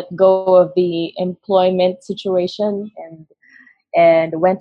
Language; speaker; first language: English; non-native, local second language; Hiligaynon